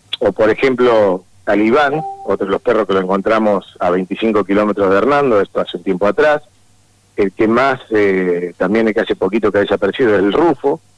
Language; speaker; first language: Spanish; native; Spanish